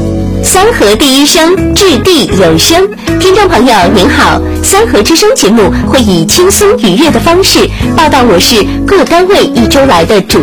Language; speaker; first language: Chinese; native; Chinese